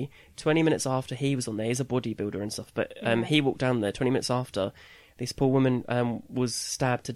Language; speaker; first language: English; native; English